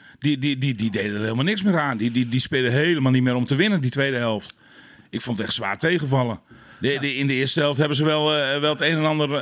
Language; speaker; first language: Dutch; native; Dutch